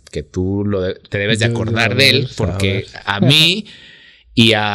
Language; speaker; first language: Spanish; native; Spanish